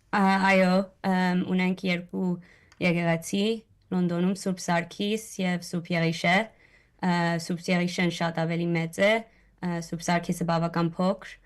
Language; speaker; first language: Armenian; early bilingual, heritage; Armenian